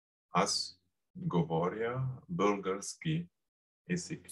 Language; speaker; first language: Bulgarian; non-native, learner; German